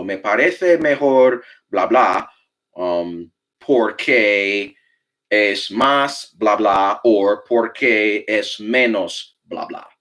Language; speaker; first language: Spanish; non-native, fluent; English